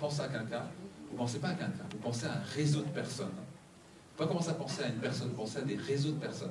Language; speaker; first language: French; native; French